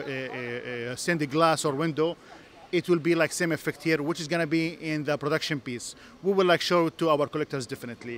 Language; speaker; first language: English; non-native, fluent; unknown